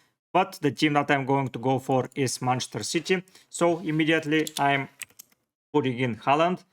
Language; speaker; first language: English; non-native, fluent; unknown